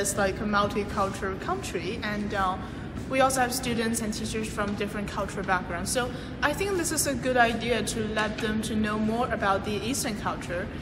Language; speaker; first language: English; non-native, fluent; Chinese